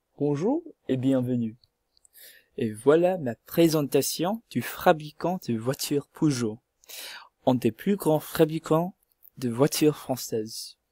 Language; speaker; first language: French; non-native, learner; English